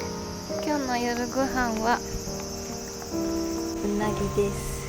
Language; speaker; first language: Japanese; native; Japanese